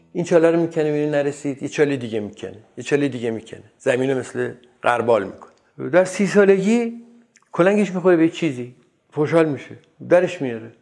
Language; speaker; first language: Persian; native; Persian